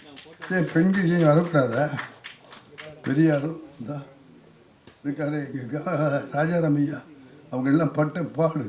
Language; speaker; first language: Tamil; native; Tamil